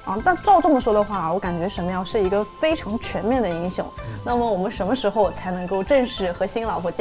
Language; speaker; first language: Chinese; native; Chinese